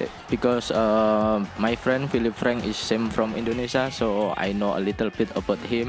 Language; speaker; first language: English; non-native, learner; Indonesian